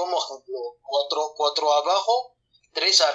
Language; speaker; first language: Spanish; non-native, learner; Arabic